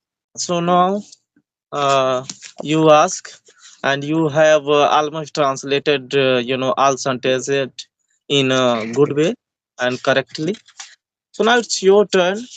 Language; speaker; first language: English; non-native, learner; Hindi